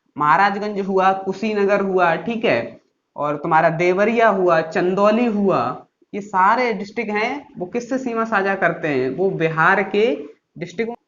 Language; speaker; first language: Hindi; native; Hindi